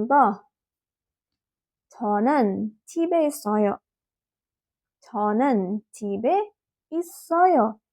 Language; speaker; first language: Korean; non-native, fluent; Indonesian